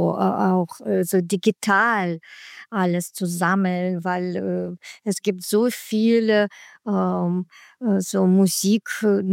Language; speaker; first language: German; non-native, learner; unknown